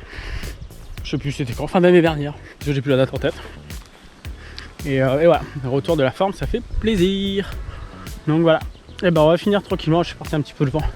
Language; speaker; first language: French; native; French